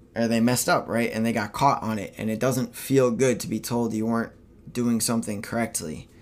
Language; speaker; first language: English; native; English